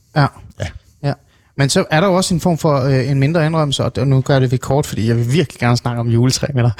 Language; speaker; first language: Danish; non-native, local second language; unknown